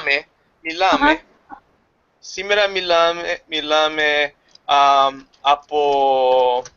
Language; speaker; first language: Greek; non-native, learner; English